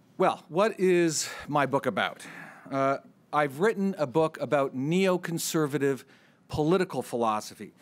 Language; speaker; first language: English; native; English